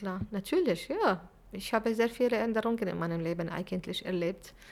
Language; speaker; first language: German; non-native, fluent; Arabic